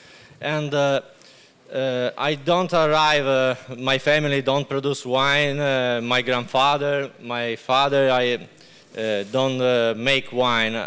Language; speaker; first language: English; non-native, learner; Italian